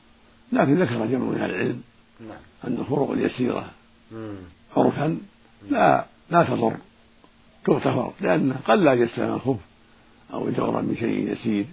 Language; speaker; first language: Arabic; native; Arabic